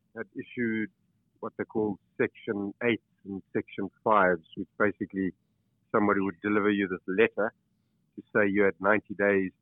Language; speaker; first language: English; native; English